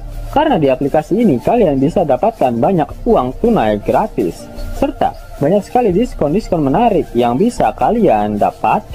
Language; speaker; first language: Indonesian; native; Indonesian